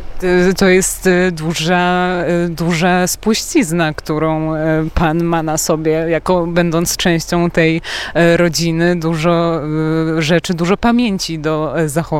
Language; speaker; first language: Polish; native; Polish